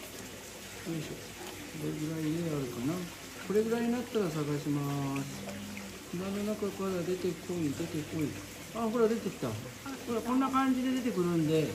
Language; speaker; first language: Japanese; native; Japanese